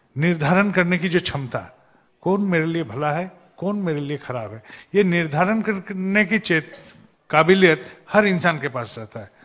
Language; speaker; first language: Hindi; non-native, local second language; Bangla